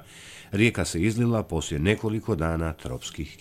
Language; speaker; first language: Serbian; native; Serbian